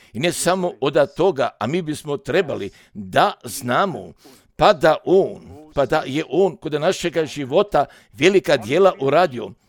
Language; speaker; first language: Croatian; early bilingual, heritage; Serbian